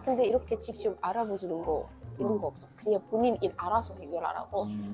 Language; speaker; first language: Korean; non-native, fluent; Arabic